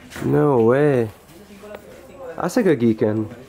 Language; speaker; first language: Cebuano; non-native, learner; English